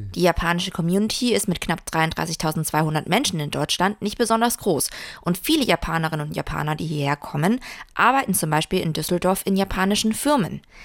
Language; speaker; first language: German; early bilingual, other home language; Vietnamese